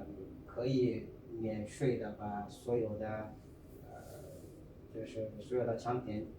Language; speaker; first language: Chinese; non-native, fluent; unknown